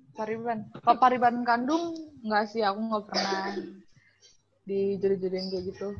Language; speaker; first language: Indonesian; native; Indonesian